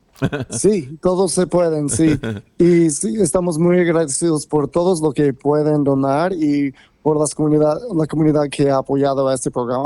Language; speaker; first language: Spanish; non-native, fluent; English